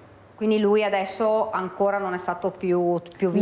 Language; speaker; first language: Italian; native; Italian